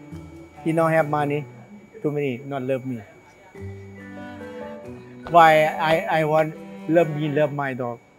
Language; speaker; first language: English; non-native, learner; Thai